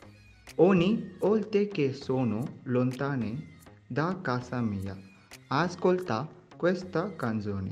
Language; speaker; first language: Italian; non-native, learner; Tamil